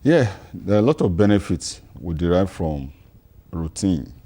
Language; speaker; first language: English; non-native, local second language; Yoruba